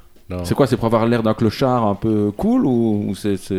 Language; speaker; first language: French; native; French